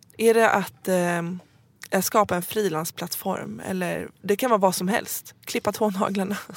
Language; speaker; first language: Swedish; native; Swedish